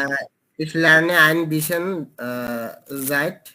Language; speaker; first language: German; non-native, learner; Bangla